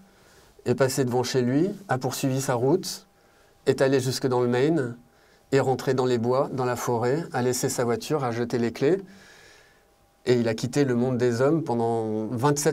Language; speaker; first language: French; native; French